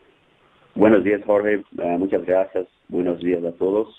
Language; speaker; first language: Spanish; non-native, fluent; Portuguese